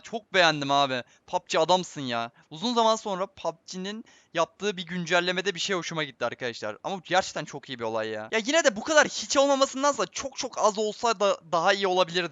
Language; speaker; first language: Turkish; native; Turkish